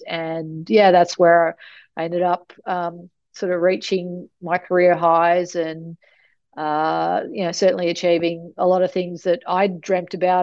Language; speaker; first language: English; native; English